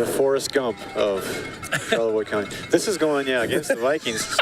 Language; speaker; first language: English; native; English